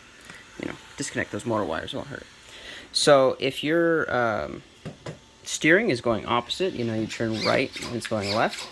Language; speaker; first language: English; native; English